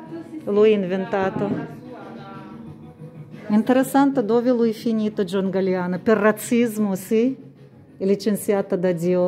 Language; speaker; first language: Italian; non-native, fluent; Russian